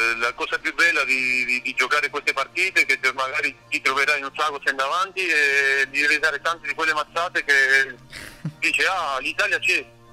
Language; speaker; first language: Italian; non-native, fluent; Spanish